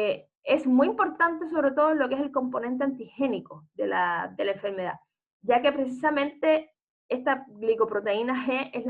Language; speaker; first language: Spanish; native; Spanish